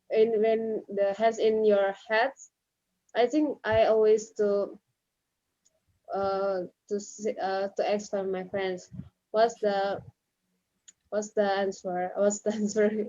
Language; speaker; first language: English; non-native, learner; Indonesian